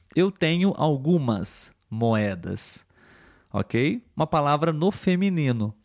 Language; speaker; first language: Portuguese; native; Portuguese